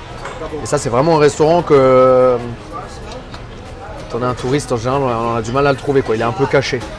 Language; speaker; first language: French; native; French